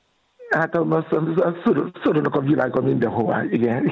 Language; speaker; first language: Hungarian; non-native, fluent; Yoruba